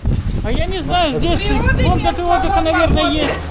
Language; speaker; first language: Russian; native; Russian